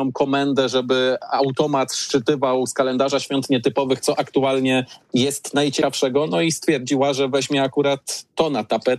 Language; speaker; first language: Polish; native; Polish